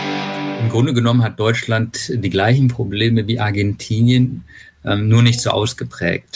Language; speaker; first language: German; native; German